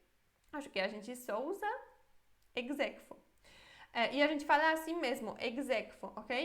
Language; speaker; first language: Portuguese; non-native, fluent; Polish